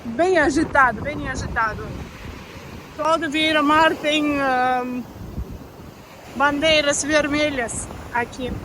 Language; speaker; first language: Portuguese; non-native, learner; Russian